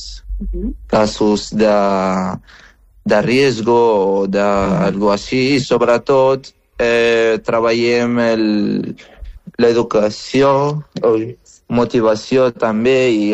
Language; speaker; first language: Catalan; non-native, fluent; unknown